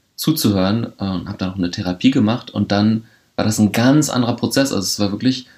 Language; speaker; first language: German; early bilingual, other home language; Polish